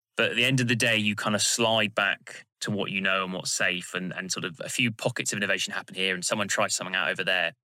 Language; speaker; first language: English; native; English